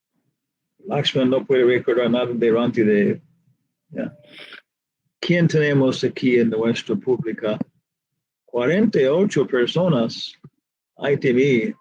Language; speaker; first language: Spanish; non-native, fluent; English